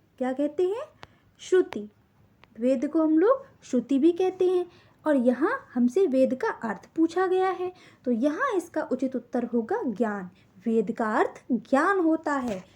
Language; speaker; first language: Hindi; native; Hindi